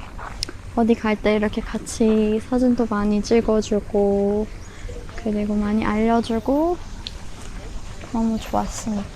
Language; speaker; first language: Korean; non-native, fluent; Persian